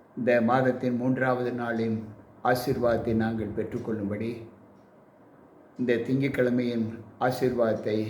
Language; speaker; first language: Tamil; native; Tamil